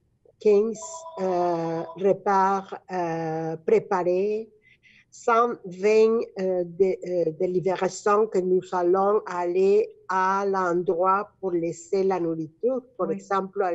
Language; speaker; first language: French; non-native, fluent; Spanish